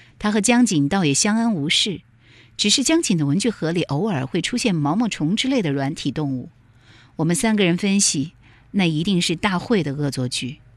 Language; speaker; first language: Chinese; native; Chinese